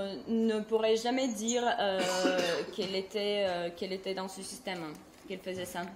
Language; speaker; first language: French; non-native, fluent; Russian